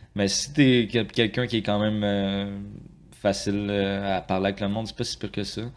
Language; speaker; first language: French; native; French